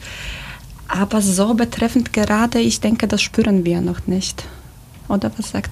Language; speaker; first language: German; non-native, fluent; Polish